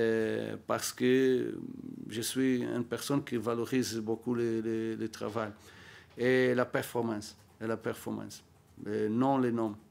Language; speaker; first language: French; non-native, learner; Portuguese